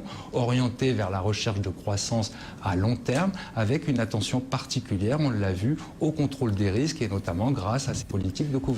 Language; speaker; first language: French; native; French